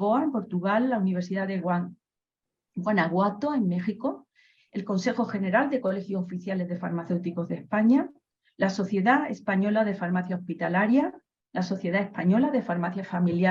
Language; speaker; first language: Spanish; native; Spanish